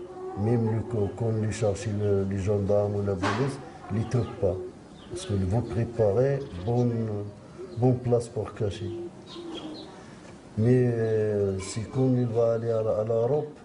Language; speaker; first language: French; non-native, learner; Arabic